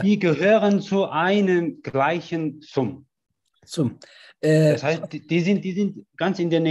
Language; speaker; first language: German; non-native, learner; Mongolian